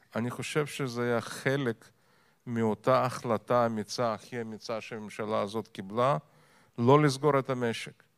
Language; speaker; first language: Hebrew; non-native, fluent; Russian